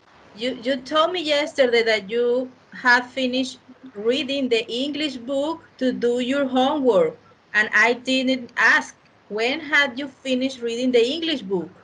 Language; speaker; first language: English; non-native, learner; Spanish